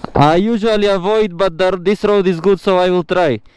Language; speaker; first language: English; non-native, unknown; Macedonian